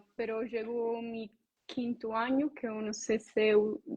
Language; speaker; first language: Portuguese; non-native, learner; Italian